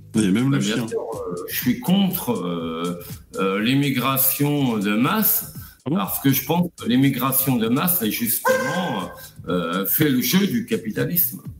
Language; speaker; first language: French; native; French